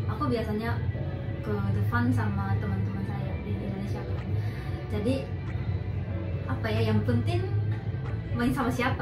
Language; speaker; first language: Indonesian; non-native, fluent; Japanese